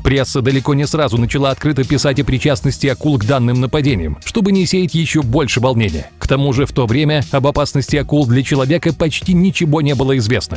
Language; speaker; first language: Russian; native; Russian